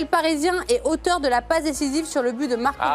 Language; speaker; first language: French; native; French